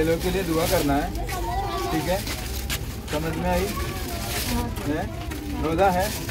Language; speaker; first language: Hindi; non-native, local second language; Malayalam